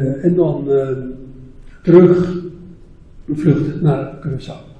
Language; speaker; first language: Dutch; non-native, local second language; Papiamento